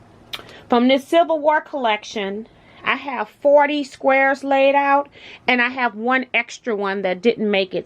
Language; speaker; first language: English; native; English